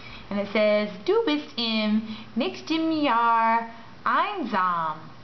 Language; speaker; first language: German; non-native, learner; English